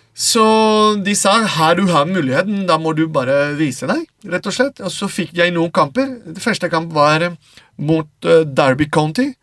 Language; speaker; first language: Norwegian; non-native, fluent; Spanish